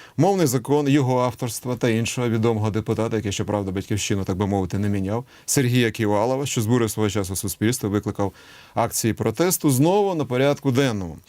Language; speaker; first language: Ukrainian; native; Ukrainian